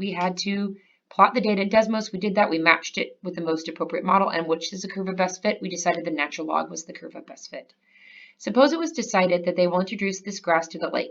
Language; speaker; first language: English; native; English